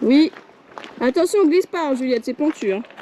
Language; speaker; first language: French; native; French